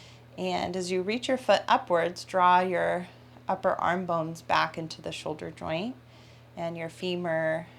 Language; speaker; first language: English; native; English